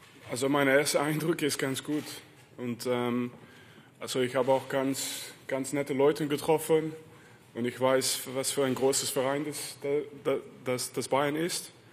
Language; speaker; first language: German; non-native, learner; French